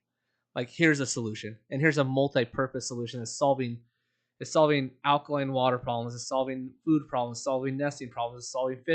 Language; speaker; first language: English; native; English